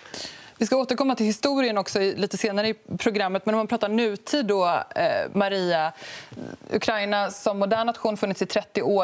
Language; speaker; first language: Swedish; native; Swedish